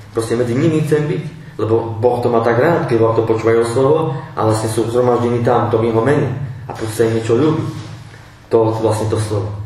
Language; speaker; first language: Slovak; non-native, local second language; Romany